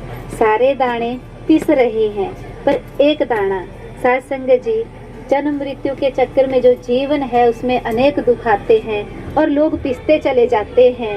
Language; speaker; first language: Hindi; native; Hindi